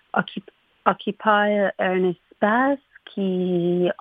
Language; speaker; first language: French; non-native, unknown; English